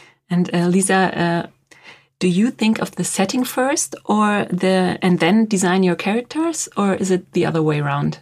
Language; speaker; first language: English; non-native, fluent; German